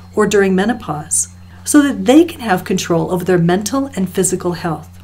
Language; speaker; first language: English; native; English